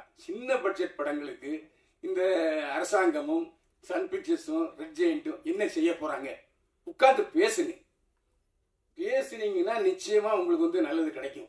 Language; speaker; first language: Tamil; native; Tamil